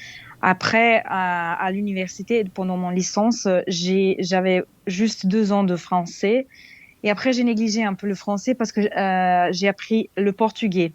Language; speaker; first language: French; non-native, fluent; Serbian